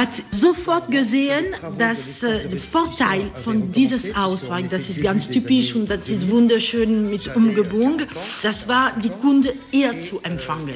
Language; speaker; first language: German; non-native, learner; French